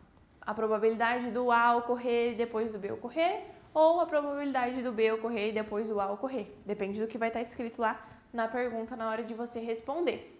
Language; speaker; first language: Portuguese; native; Portuguese